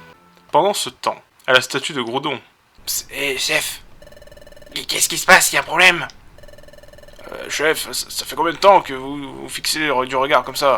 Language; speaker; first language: French; native; French